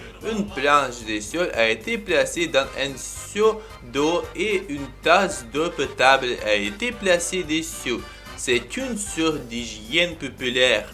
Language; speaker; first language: French; non-native, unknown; Ukrainian